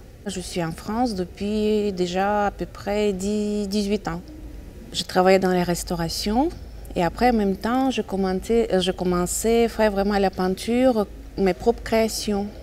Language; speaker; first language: French; non-native, fluent; Russian